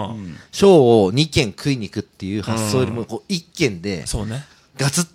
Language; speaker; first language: Japanese; native; Japanese